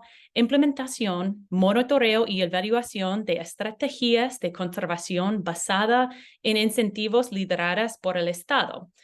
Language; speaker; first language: Spanish; non-native, learner; English